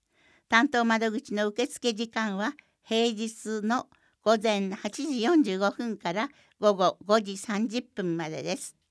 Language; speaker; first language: Japanese; native; Japanese